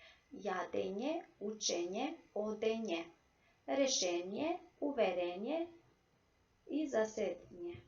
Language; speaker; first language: Macedonian; non-native, local second language; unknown